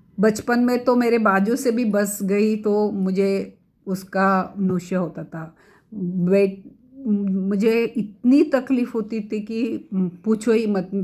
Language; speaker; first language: Hindi; non-native, local second language; Marathi